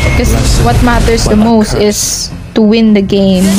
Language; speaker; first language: English; non-native, local second language; Filipino